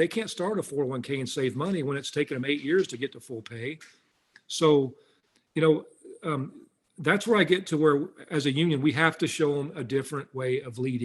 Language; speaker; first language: English; native; English